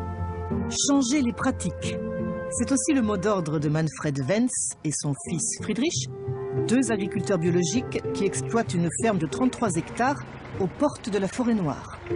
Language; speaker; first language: French; native; French